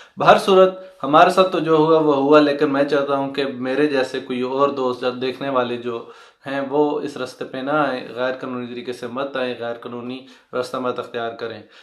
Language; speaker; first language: Hindi; non-native, local second language; Punjabi